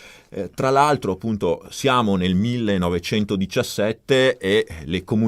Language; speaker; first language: Italian; native; Italian